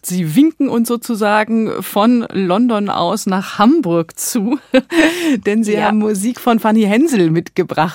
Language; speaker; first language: German; native; German